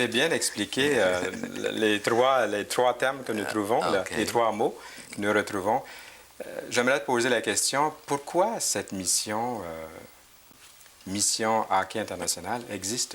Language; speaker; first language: French; native; French